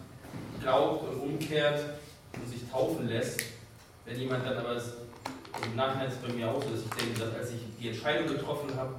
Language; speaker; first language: German; native; German